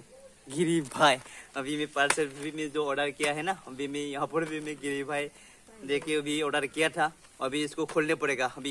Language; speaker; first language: Hindi; non-native, local second language; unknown